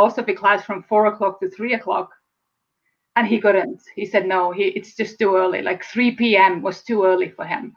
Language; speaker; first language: English; non-native, fluent; Estonian